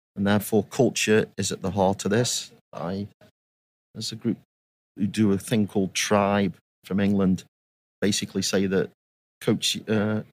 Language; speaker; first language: English; native; English